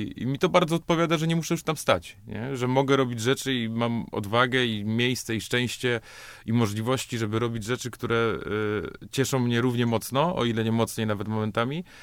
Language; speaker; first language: Polish; native; Polish